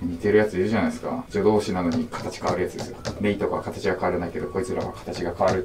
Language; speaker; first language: Japanese; native; Japanese